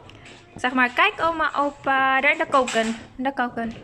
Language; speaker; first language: Dutch; non-native, learner; Filipino